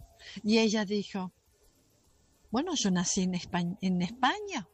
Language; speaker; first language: Spanish; non-native, local second language; German